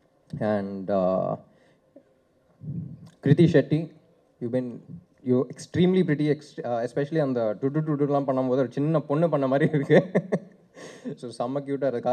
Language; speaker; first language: Tamil; non-native, local second language; Telugu